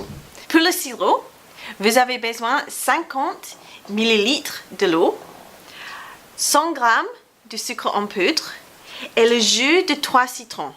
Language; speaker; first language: French; non-native, fluent; English